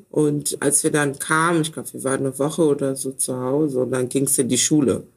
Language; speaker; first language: German; early bilingual, other home language; Ewe